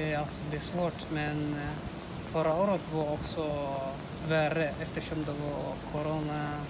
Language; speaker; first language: Swedish; non-native, learner; Tigrinya